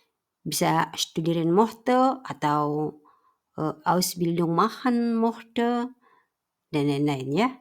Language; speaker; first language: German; non-native, fluent; Indonesian